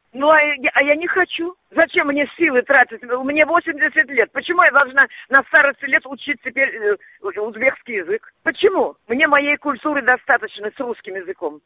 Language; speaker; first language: Russian; native; Russian